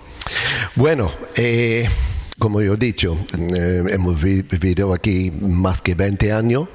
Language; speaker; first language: Spanish; non-native, learner; English